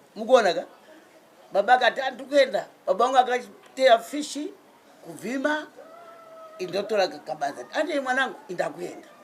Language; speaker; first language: Shona; non-native, fluent; Nyanja